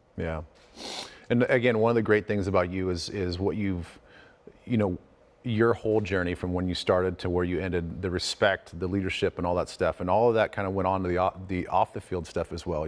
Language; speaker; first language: English; native; English